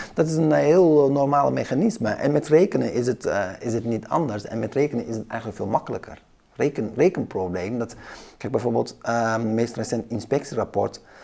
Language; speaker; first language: Dutch; early bilingual, other home language; Kurdish